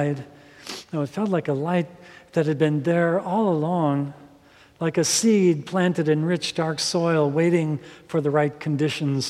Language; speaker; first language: English; native; English